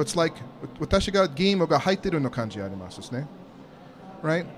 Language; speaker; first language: Japanese; non-native, learner; English